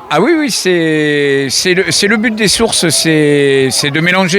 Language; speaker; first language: French; native; French